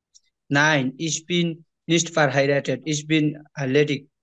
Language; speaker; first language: German; non-native, learner; Bangla